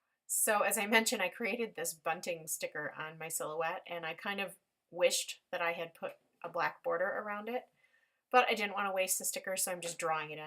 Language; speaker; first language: English; native; English